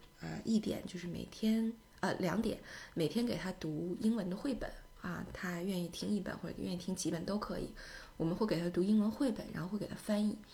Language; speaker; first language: Chinese; native; Chinese